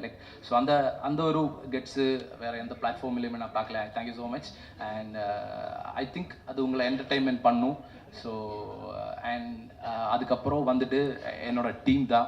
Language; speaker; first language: Tamil; non-native, learner; Malayalam